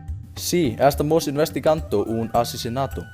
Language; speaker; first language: Spanish; non-native, learner; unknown